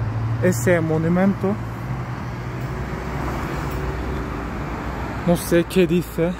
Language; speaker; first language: Spanish; non-native, learner; Turkish